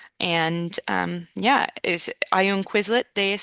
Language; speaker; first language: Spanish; non-native, fluent; English